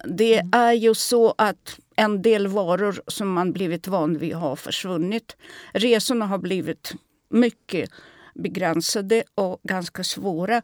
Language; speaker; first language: Swedish; non-native, fluent; Russian